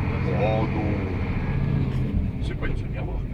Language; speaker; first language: French; native; French